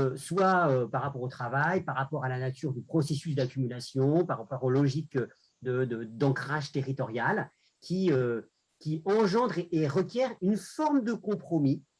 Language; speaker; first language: French; native; French